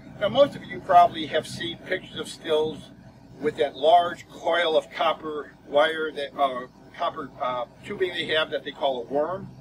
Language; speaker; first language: English; native; English